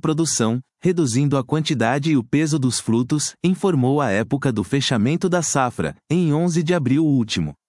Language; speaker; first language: Portuguese; native; Portuguese